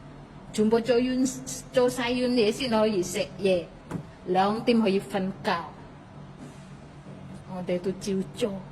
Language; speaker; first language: Cantonese; non-native, fluent; Indonesian